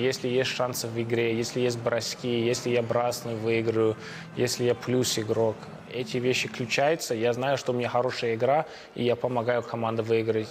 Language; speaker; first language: Russian; early bilingual, heritage; Russian